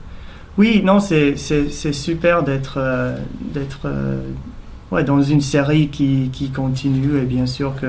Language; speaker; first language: French; non-native, fluent; English